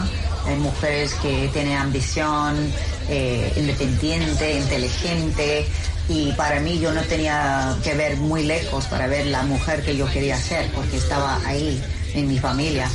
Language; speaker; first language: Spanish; non-native, learner; English